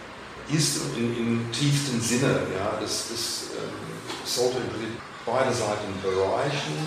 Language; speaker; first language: German; non-native, fluent; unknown